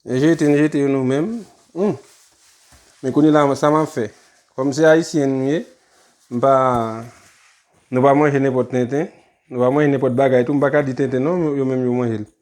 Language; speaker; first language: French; non-native, learner; Haitian Creole